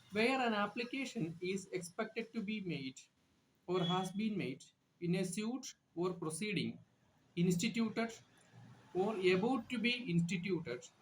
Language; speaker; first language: English; non-native, local second language; Malayalam